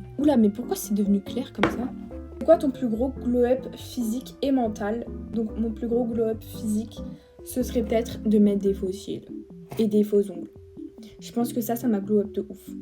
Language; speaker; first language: French; native; French